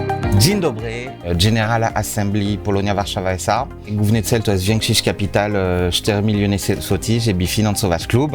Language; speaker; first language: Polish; non-native, learner; French